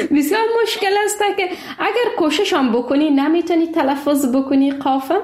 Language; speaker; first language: Persian; native; Persian